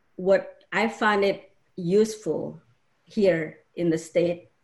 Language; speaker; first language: English; non-native, fluent; Indonesian